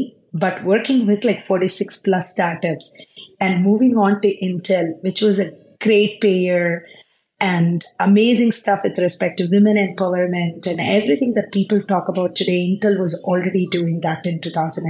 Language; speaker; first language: English; non-native, local second language; Tamil